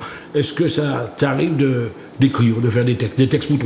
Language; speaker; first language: French; native; French